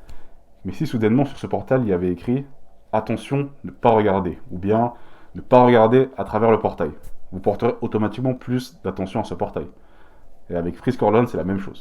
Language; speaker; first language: French; native; French